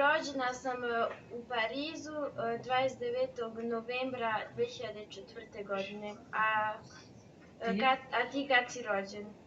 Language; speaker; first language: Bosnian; early bilingual, heritage; Serbian